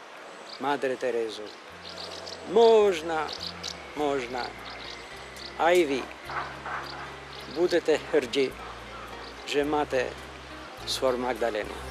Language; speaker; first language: Slovak; non-native, fluent; Albanian